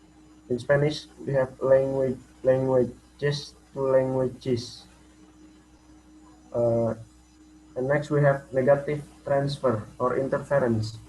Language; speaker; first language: English; non-native, learner; Indonesian